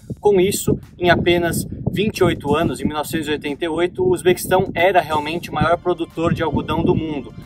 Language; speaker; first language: Portuguese; native; Portuguese